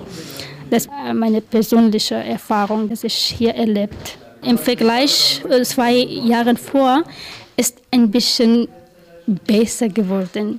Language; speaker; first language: German; non-native, learner; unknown